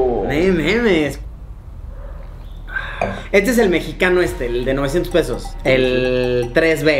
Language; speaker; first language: Spanish; native; Spanish